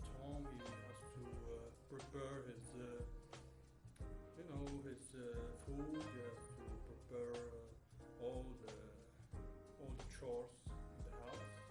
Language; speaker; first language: English; non-native, fluent; Arabic